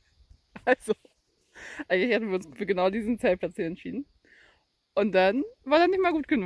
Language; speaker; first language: German; native; German